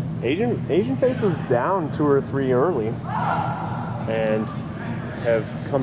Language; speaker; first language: English; native; English